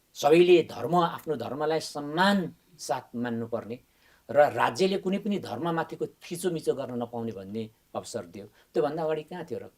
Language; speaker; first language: Nepali; non-native, local second language; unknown